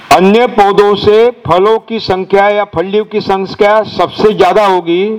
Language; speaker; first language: Hindi; non-native, local second language; Marathi